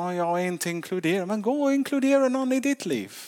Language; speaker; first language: Swedish; non-native, fluent; English